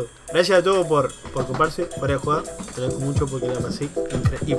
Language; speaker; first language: Spanish; native; Spanish